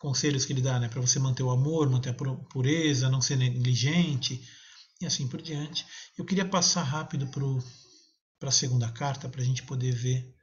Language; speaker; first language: Portuguese; native; Portuguese